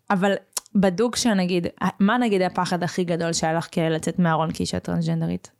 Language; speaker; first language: Hebrew; native; Hebrew